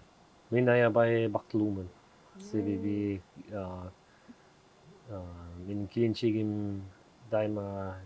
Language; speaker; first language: Kyrgyz; non-native, learner; German